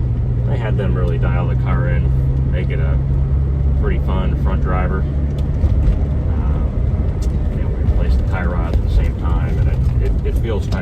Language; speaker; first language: English; native; English